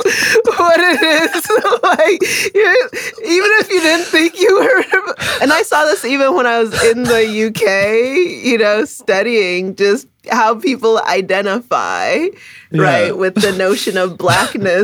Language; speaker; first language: English; early bilingual, other home language; Akan